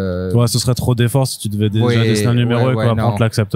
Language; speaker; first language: French; native; French